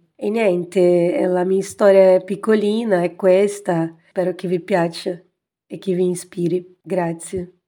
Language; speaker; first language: Italian; non-native, fluent; Portuguese